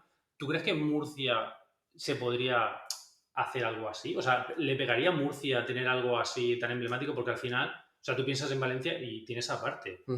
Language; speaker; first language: Spanish; native; Spanish